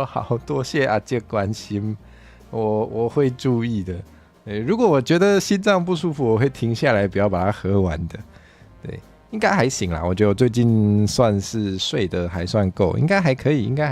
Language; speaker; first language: Chinese; native; Chinese